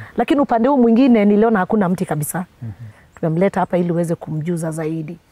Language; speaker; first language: Swahili; native; Swahili